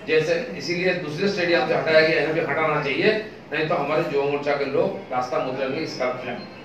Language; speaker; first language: Hindi; non-native, local second language; Bangla